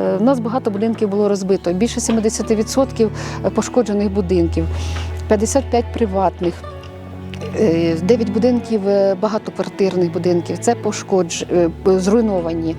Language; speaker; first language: Ukrainian; native; Ukrainian